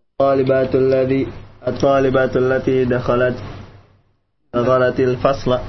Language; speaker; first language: Arabic; non-native, learner; Indonesian